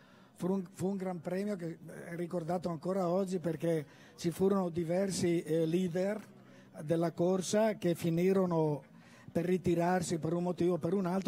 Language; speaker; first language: Italian; native; Italian